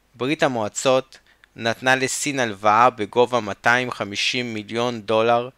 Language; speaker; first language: Hebrew; non-native, fluent; Russian